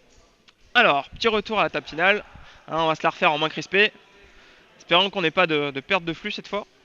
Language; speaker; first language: French; native; French